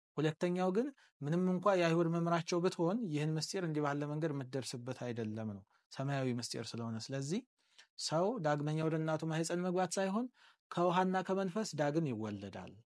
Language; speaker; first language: Amharic; native; Amharic